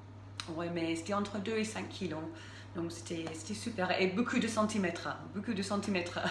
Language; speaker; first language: French; non-native, fluent; English